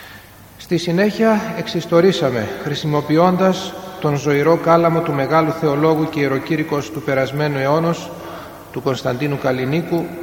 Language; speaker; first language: Greek; native; Greek